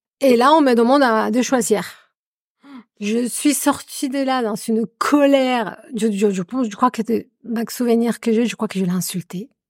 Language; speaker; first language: French; non-native, fluent; Spanish